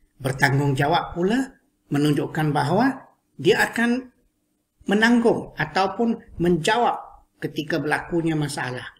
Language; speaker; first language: Malay; non-native, local second language; Chinese